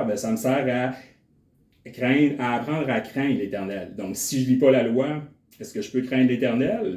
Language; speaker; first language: French; native; French